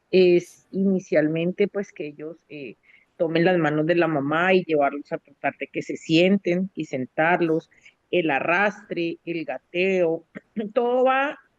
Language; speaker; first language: Spanish; native; Spanish